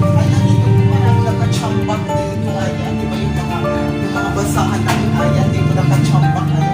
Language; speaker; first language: Filipino; non-native, local second language; Waray